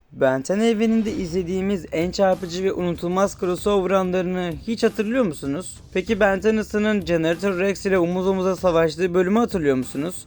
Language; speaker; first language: Turkish; native; Turkish